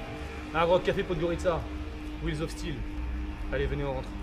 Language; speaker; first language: French; native; French